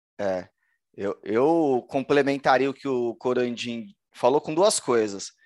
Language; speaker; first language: Portuguese; native; Portuguese